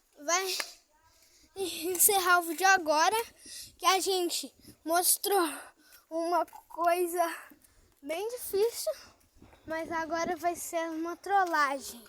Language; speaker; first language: Portuguese; native; Portuguese